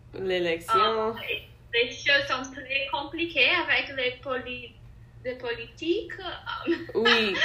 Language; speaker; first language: French; non-native, learner; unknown